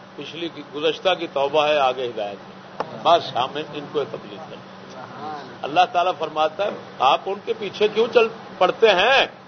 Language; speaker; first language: Urdu; non-native, local second language; Saraiki